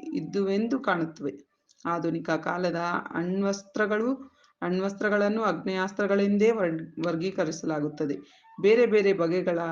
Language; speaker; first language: Kannada; native; Kannada